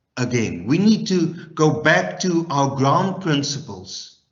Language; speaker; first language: English; non-native, local second language; Afrikaans